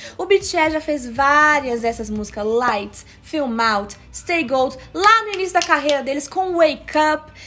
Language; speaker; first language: Portuguese; native; Portuguese